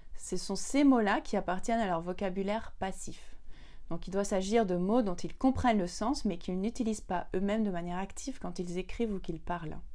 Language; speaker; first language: French; native; French